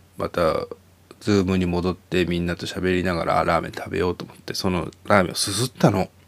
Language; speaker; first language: Japanese; native; Japanese